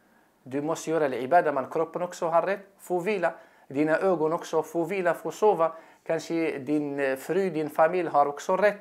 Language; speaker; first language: Swedish; non-native, fluent; Arabic